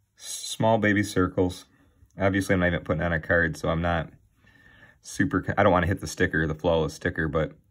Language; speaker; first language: English; native; English